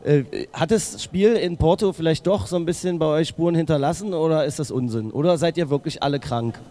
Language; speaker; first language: German; native; German